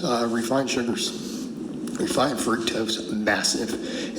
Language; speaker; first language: English; native; English